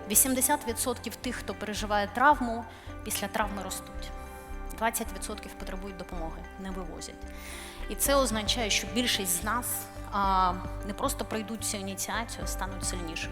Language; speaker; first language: Ukrainian; native; Ukrainian